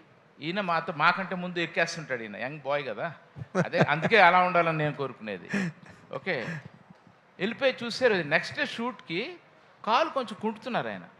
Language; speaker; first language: Telugu; native; Telugu